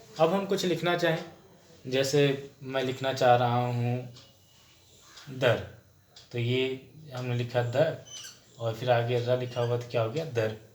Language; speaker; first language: Hindi; native; Hindi